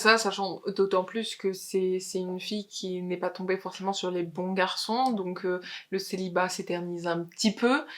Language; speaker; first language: French; native; French